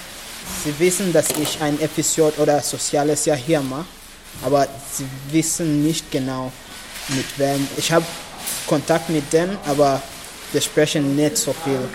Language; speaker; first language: German; non-native, learner; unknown